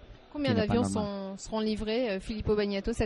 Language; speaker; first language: French; native; French